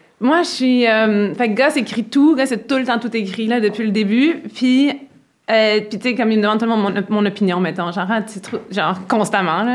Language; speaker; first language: French; native; French